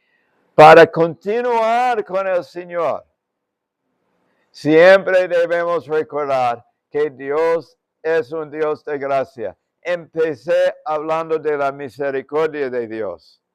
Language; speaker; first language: Spanish; non-native, fluent; English